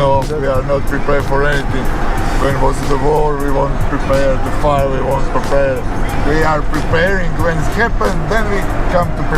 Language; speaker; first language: English; non-native, learner; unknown